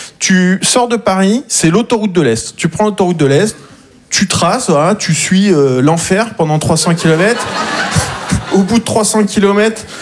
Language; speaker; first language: French; native; French